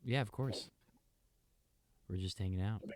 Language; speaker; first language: English; native; English